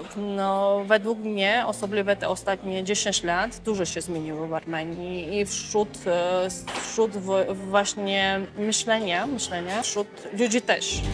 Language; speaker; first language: Polish; non-native, fluent; Armenian